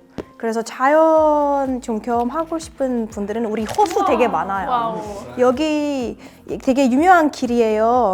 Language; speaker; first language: Korean; non-native, learner; Romanian